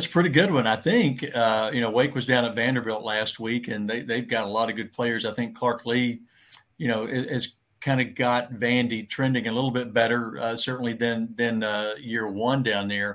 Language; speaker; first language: English; native; English